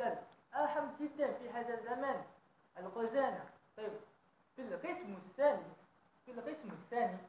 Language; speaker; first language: Arabic; non-native, learner; Malay